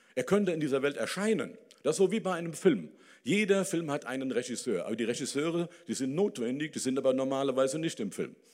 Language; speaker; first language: German; native; German